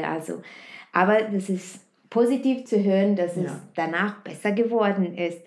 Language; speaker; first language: German; non-native, fluent; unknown